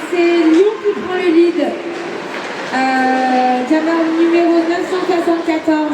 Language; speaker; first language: French; native; French